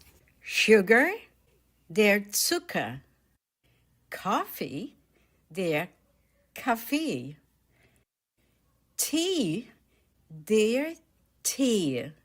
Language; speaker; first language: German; non-native, fluent; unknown